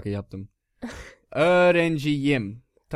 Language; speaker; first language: Turkish; non-native, learner; English